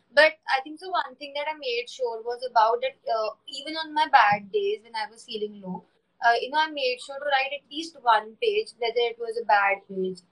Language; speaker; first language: English; non-native, local second language; Hindi